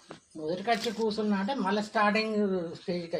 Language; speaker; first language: Telugu; native; Telugu